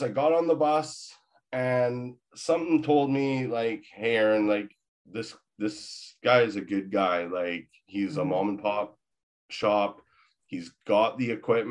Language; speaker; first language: English; native; English